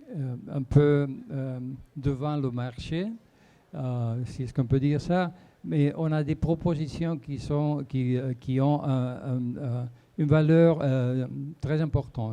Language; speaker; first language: French; non-native, fluent; Spanish